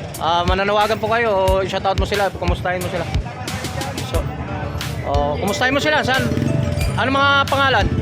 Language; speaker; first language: Filipino; native; Filipino